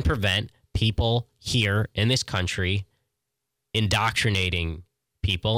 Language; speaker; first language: English; native; English